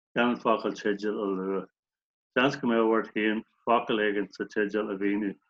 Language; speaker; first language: Irish; native; Irish